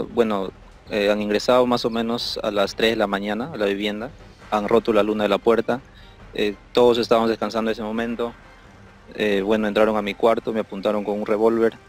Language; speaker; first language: Spanish; native; Spanish